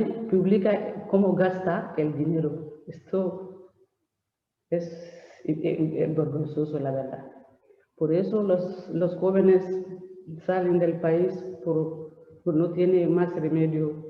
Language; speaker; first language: Spanish; non-native, learner; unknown